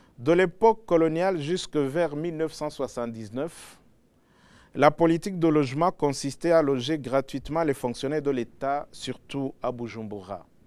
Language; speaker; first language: French; non-native, local second language; Rundi